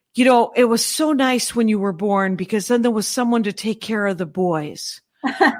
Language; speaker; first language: English; native; English